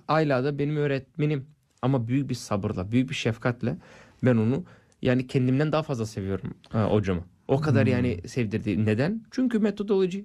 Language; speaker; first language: Turkish; non-native, fluent; English